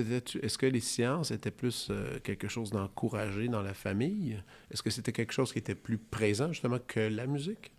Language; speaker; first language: French; native; French